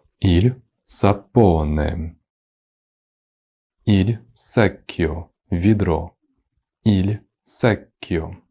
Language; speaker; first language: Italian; non-native, fluent; Ukrainian